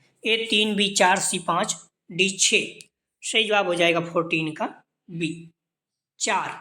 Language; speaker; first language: Hindi; native; Hindi